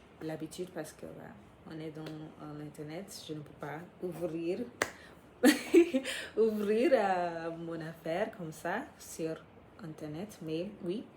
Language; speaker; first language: French; non-native, fluent; English